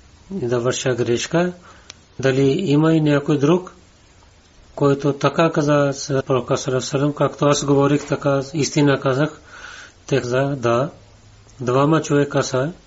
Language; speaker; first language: Bulgarian; non-native, learner; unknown